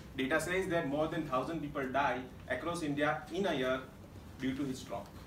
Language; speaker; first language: English; non-native, local second language; Gujarati